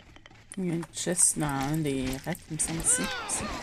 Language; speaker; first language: French; native; French